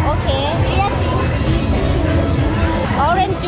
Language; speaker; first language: English; non-native, learner; Thai